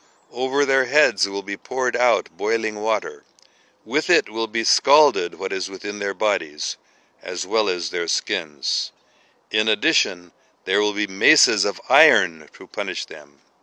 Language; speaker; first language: English; native; English